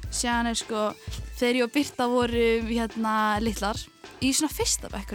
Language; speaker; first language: Icelandic; native; Icelandic